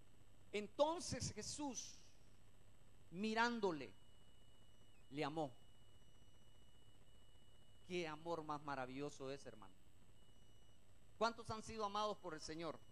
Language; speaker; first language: Spanish; native; Spanish